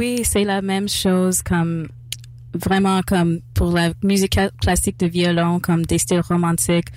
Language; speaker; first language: French; non-native, local second language; English